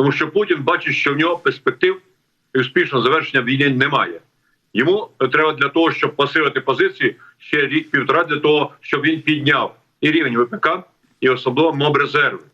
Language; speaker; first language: Ukrainian; native; Ukrainian